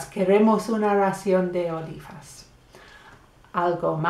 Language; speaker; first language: Spanish; non-native, fluent; English